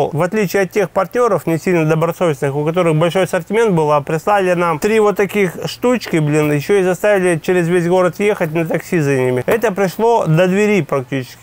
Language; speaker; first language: Russian; native; Russian